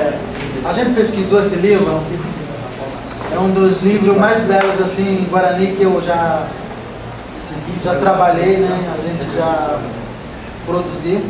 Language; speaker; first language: Portuguese; non-native, local second language; Guarani